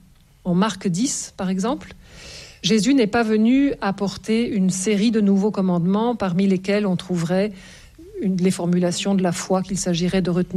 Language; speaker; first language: French; native; French